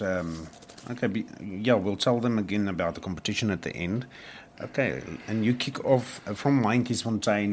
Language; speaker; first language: English; non-native, local second language; Afrikaans